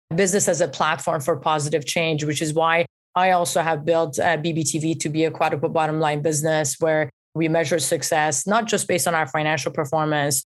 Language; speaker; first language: English; early bilingual, other home language; Persian